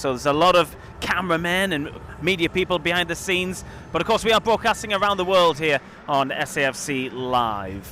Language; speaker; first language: English; native; English